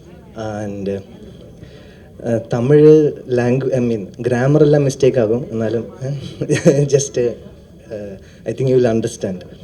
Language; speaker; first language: Tamil; non-native, learner; Malayalam